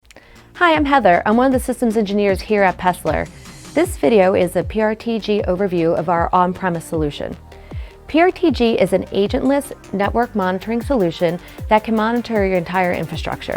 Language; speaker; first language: English; native; English